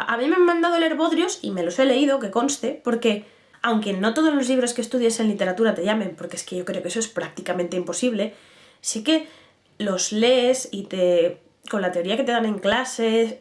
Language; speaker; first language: Spanish; native; Spanish